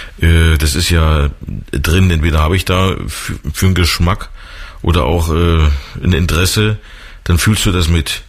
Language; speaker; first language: German; native; German